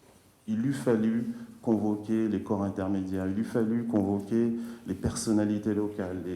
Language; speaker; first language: French; native; French